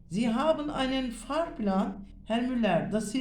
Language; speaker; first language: German; non-native, fluent; Turkish